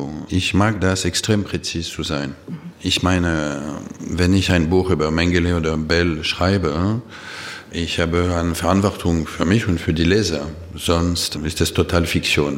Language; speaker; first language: German; non-native, fluent; French